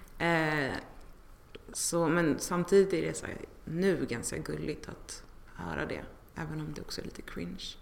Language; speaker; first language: Swedish; native; Swedish